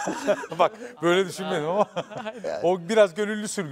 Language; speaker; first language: Turkish; native; Turkish